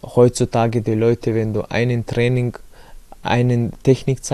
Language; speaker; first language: German; early bilingual, other home language; Chechen